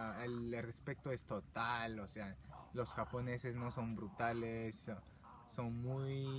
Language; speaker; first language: Spanish; non-native, fluent; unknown